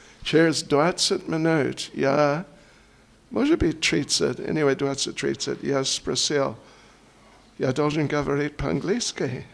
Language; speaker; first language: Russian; non-native, learner; English